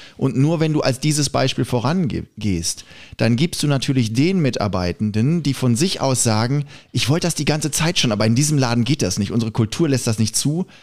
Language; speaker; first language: German; native; German